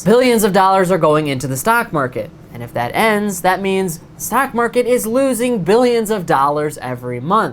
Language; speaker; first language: English; native; English